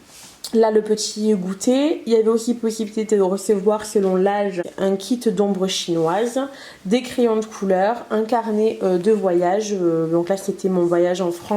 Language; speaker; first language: French; native; French